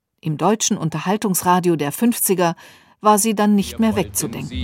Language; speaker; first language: German; native; German